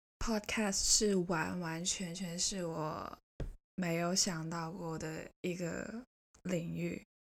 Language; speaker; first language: Chinese; non-native, local second language; Cantonese